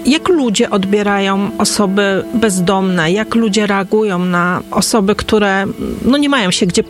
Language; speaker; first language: Polish; native; Polish